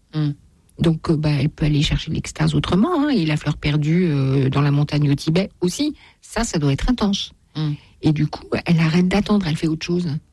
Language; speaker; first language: French; native; French